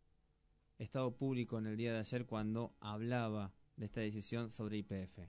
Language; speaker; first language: Spanish; native; Spanish